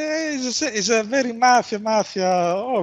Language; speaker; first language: English; non-native, learner; Italian